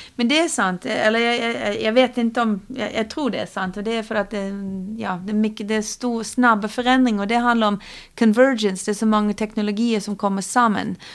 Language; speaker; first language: Swedish; non-native, fluent; English